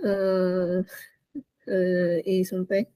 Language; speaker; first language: French; non-native, learner; Vietnamese